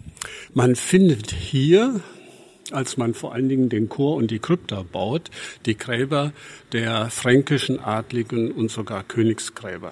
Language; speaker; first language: German; native; German